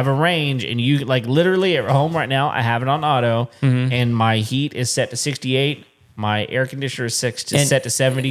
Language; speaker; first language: English; native; English